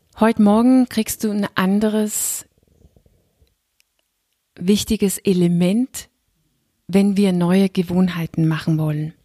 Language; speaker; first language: German; non-native, fluent; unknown